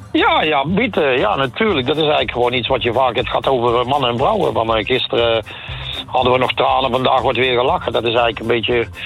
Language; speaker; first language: Dutch; early bilingual, heritage; Dutch